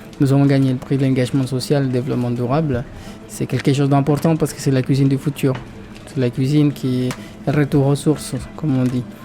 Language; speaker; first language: French; non-native, fluent; Spanish